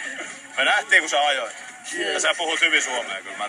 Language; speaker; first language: Finnish; native; Finnish